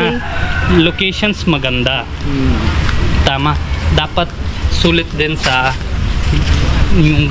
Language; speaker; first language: Filipino; non-native, learner; Hindi